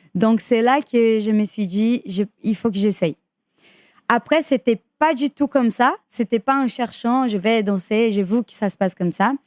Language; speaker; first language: French; non-native, fluent; Portuguese